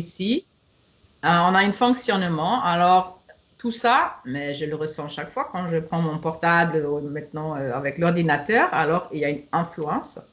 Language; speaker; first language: French; non-native, fluent; German